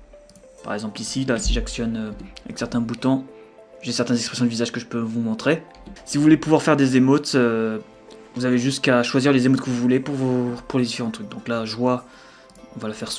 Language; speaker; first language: French; native; French